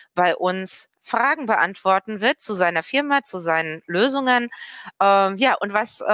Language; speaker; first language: German; native; German